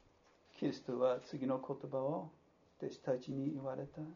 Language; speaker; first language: Japanese; non-native, fluent; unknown